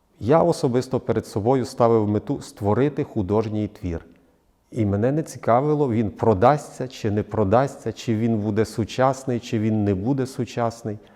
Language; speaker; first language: Ukrainian; native; Ukrainian